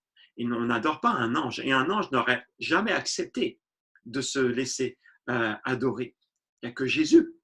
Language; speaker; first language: French; native; French